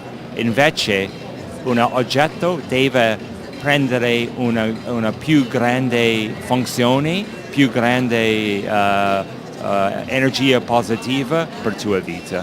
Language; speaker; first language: Italian; non-native, learner; English